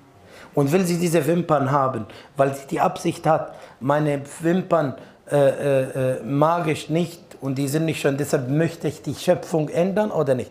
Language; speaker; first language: German; non-native, fluent; Arabic